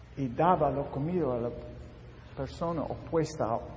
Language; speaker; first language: Spanish; non-native, learner; English